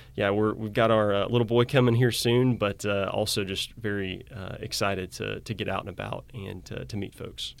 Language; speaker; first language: English; native; English